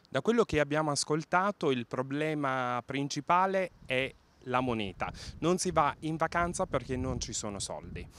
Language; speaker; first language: Italian; native; Italian